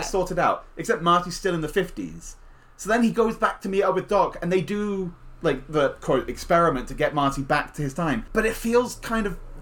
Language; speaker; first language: English; native; English